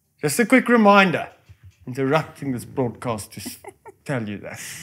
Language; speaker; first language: English; non-native, local second language; Afrikaans